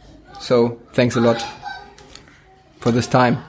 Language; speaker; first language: English; non-native, fluent; German